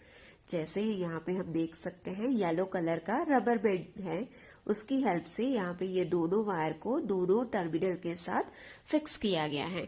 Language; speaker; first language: Hindi; non-native, local second language; Gujarati